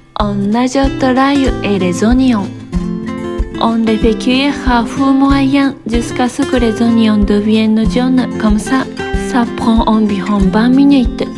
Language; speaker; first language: French; non-native, fluent; Japanese